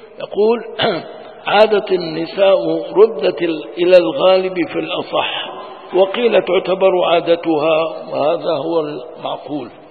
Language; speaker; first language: Arabic; non-native, local second language; Kurdish